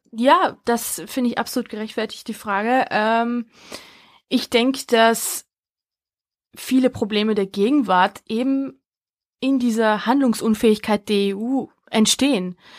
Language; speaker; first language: German; early bilingual, other home language; Georgian